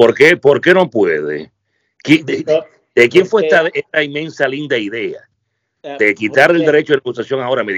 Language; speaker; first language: Spanish; native; Spanish